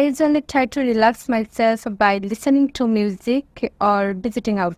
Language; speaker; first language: English; non-native, learner; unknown